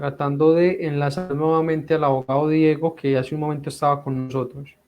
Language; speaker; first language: Spanish; native; Spanish